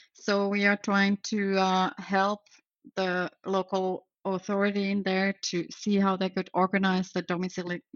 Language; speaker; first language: English; non-native, fluent; Finnish